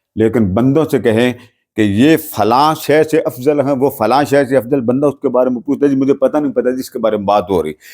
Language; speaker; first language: Urdu; non-native, local second language; Punjabi